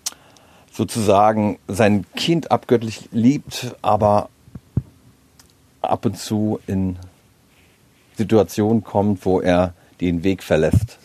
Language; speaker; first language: German; native; German